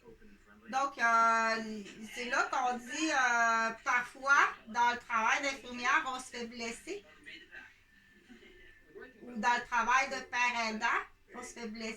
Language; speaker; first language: French; native; French